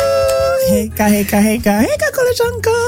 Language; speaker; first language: Polish; non-native, learner; English